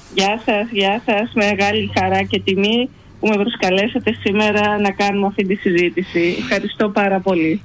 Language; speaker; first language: Greek; early bilingual, heritage; Greek